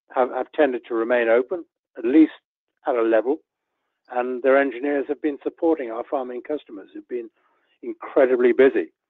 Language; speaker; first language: English; native; English